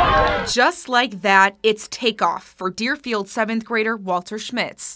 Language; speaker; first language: English; native; English